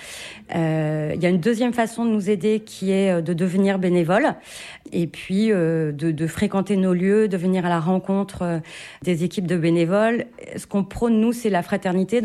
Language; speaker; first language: French; native; French